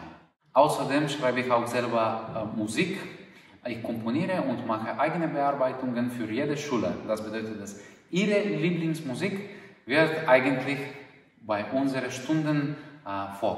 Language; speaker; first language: German; non-native, fluent; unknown